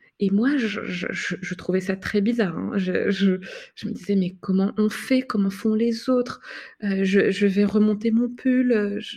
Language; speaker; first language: French; non-native, local second language; Arabic